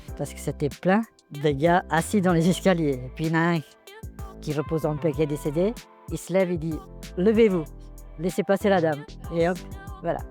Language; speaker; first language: French; early bilingual, other home language; Portuguese